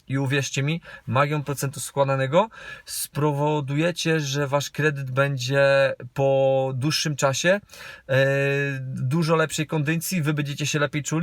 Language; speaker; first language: Polish; native; Polish